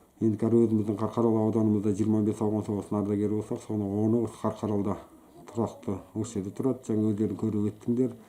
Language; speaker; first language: Kazakh; native; Kazakh